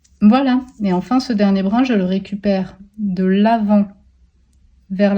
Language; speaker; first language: French; native; French